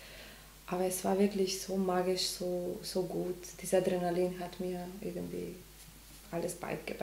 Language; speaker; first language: German; non-native, learner; Macedonian